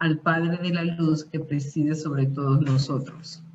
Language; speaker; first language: Spanish; early bilingual, heritage; Spanish